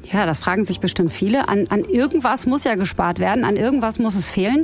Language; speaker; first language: German; native; German